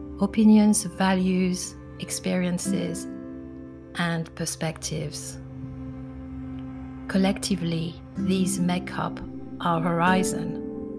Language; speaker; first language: English; non-native, fluent; French